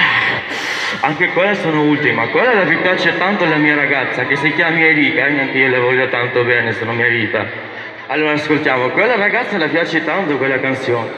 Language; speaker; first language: Italian; non-native, learner; Albanian